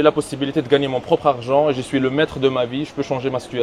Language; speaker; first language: French; native; French